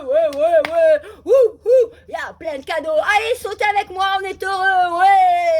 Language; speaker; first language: French; native; French